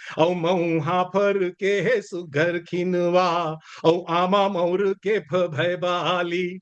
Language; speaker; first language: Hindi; native; Hindi